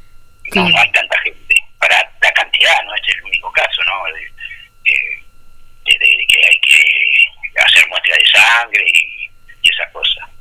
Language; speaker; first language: Spanish; native; Spanish